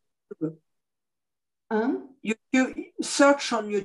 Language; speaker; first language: English; non-native, fluent; French